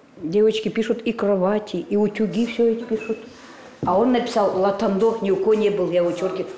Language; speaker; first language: Russian; non-native, local second language; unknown